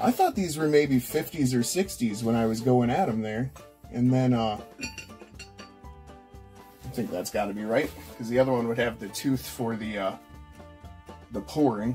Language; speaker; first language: English; native; English